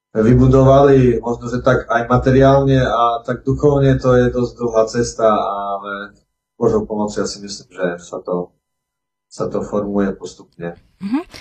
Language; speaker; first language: Slovak; native; Slovak